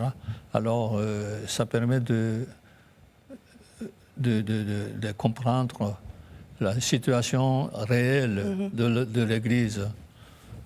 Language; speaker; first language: French; non-native, fluent; Japanese